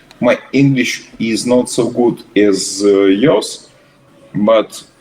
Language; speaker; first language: English; non-native, learner; Russian